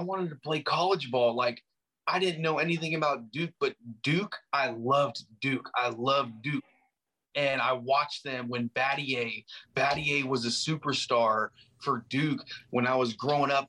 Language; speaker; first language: English; native; English